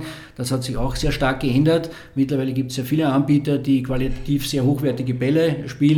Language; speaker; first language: German; native; German